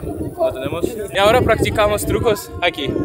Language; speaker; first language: Spanish; non-native, learner; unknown